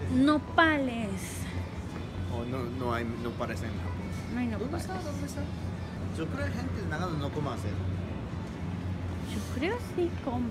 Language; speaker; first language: Spanish; non-native, learner; Japanese